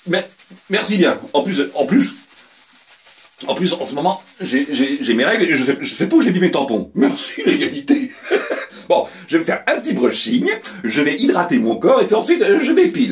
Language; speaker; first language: French; native; French